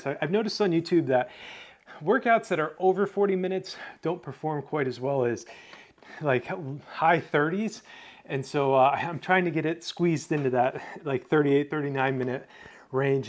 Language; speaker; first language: English; native; English